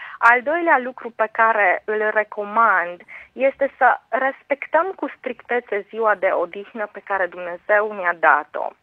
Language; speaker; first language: Romanian; native; Romanian